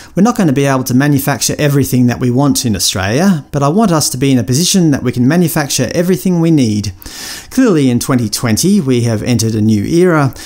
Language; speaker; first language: English; native; English